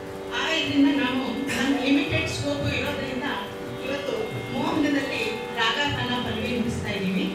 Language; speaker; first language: Kannada; native; Kannada